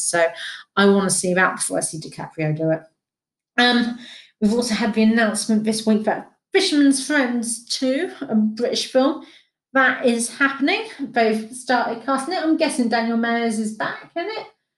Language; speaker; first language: English; native; English